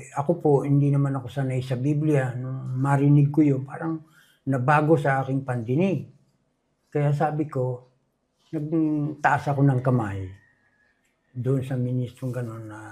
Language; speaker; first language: Filipino; non-native, local second language; Bikol